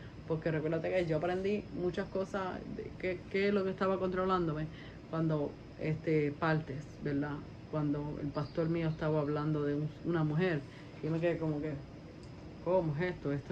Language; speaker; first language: Spanish; early bilingual, heritage; Spanish